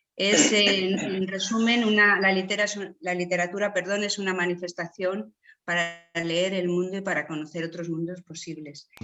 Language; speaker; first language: Spanish; native; Spanish